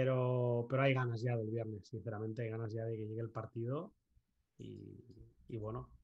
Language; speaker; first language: Spanish; native; Spanish